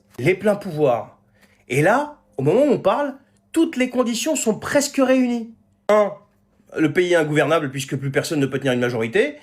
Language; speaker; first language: French; native; French